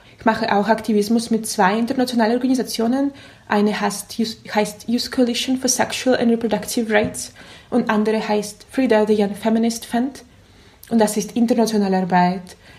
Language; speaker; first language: German; non-native, learner; Russian